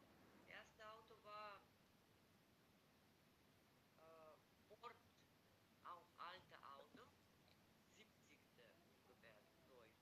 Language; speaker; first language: German; non-native, learner; Macedonian